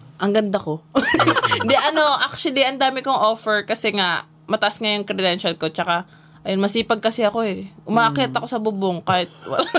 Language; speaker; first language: Filipino; native; Filipino